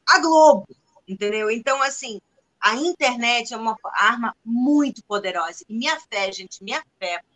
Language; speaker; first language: Portuguese; non-native, fluent; English